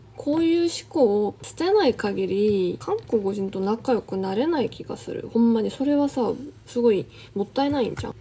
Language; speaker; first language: Japanese; non-native, fluent; Korean